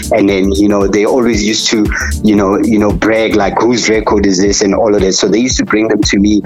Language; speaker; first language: English; non-native, local second language; Zulu